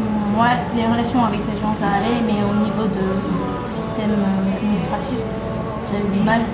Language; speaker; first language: French; non-native, fluent; Korean